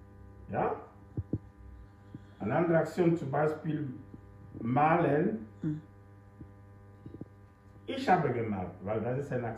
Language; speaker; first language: German; non-native, fluent; French